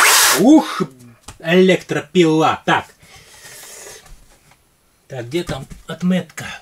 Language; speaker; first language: Russian; native; Russian